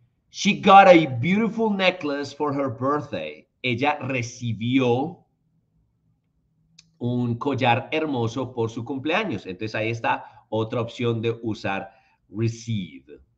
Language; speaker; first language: Spanish; native; Spanish